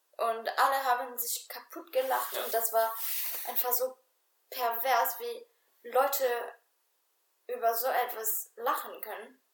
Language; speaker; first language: German; non-native, fluent; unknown